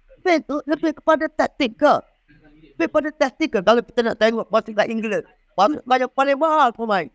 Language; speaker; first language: Malay; native; Malay